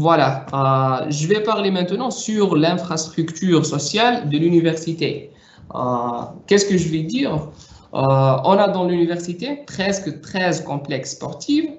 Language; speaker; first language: French; non-native, local second language; Arabic